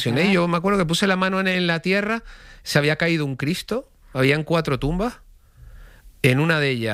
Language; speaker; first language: Spanish; native; Spanish